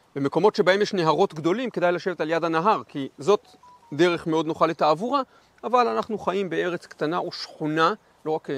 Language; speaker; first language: Hebrew; native; Hebrew